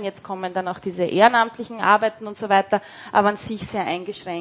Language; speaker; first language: German; native; German